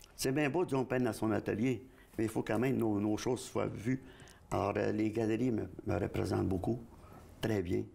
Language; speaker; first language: French; native; French